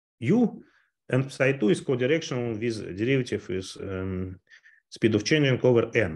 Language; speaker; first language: English; non-native, fluent; Russian